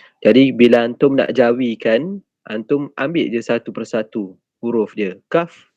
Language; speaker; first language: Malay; native; Malay